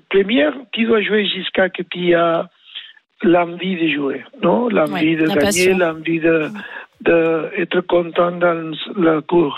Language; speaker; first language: French; non-native, learner; Spanish